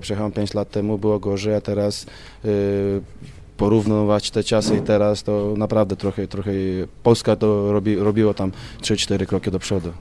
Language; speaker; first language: Polish; non-native, learner; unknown